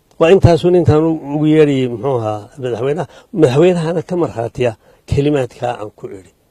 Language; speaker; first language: Somali; native; Somali